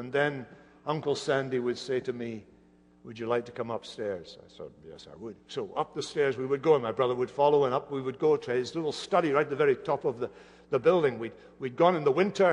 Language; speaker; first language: English; native; English